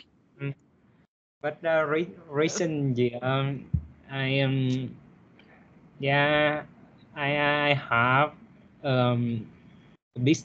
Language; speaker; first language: English; non-native, learner; Vietnamese